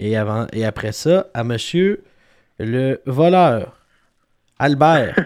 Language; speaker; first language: French; native; French